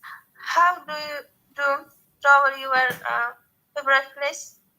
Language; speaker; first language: English; non-native, learner; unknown